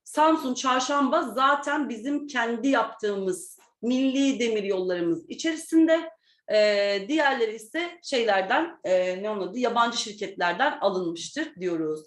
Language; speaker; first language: Turkish; native; Turkish